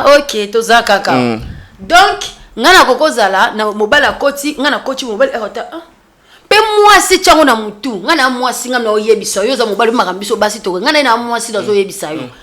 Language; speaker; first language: Lingala; non-native, local second language; Luba-Lulua